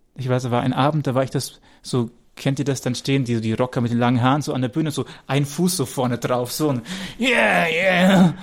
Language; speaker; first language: German; native; German